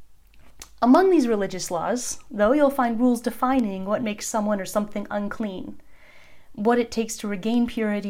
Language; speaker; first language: English; native; English